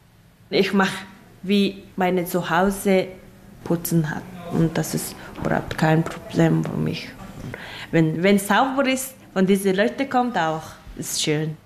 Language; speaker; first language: German; non-native, learner; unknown